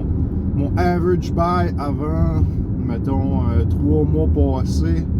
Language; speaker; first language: French; native; French